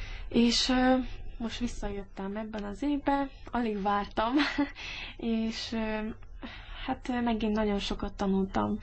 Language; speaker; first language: Hungarian; early bilingual, heritage; English